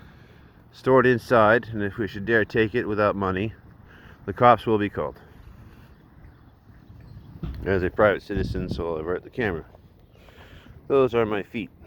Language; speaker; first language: English; native; English